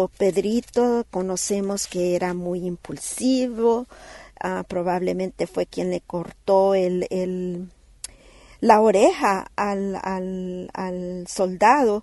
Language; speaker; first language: Spanish; native; Spanish